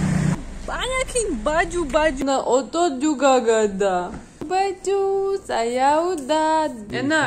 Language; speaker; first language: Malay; non-native, learner; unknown